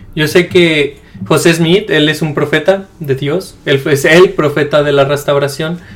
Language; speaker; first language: Spanish; early bilingual, heritage; Spanish